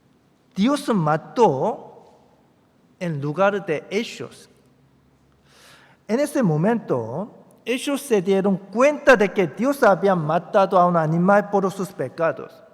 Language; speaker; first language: Spanish; non-native, fluent; Korean